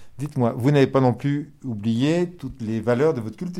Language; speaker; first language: French; native; French